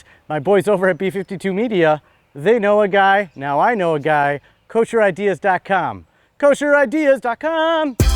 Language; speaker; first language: English; native; English